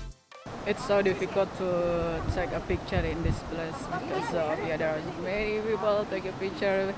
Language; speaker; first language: English; non-native, fluent; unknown